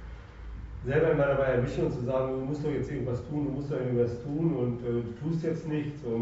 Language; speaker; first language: German; native; German